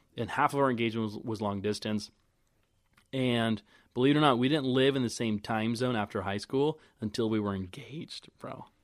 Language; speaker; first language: English; native; English